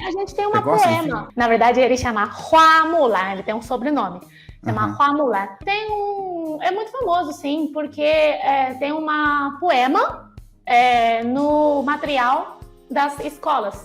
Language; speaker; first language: Portuguese; non-native, fluent; Chinese